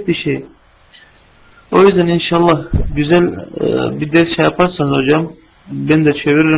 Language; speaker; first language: Turkish; non-native, fluent; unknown